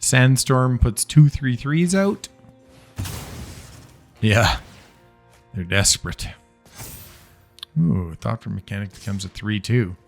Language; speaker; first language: English; native; English